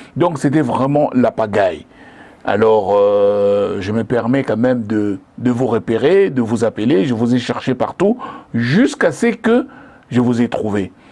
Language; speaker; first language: French; non-native, local second language; Lingala